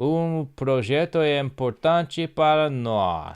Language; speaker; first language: Portuguese; non-native, learner; English